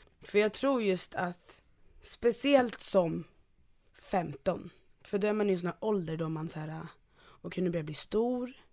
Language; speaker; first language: Swedish; early bilingual, other home language; Ganda